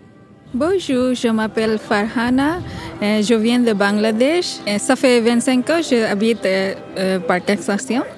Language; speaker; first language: French; non-native, learner; Bangla